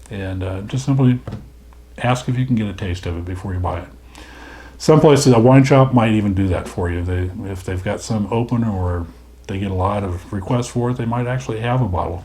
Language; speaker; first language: English; native; English